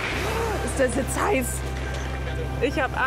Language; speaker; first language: German; native; German